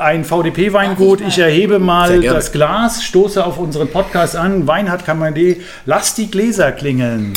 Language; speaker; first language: German; native; German